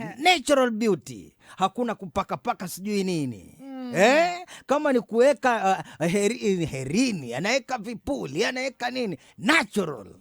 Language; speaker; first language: Swahili; native; Swahili